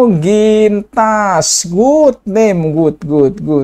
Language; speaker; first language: English; non-native, learner; Indonesian